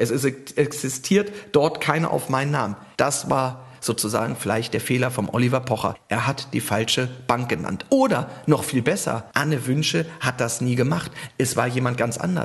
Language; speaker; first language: German; native; German